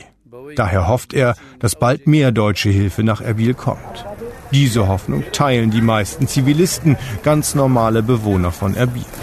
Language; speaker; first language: German; native; German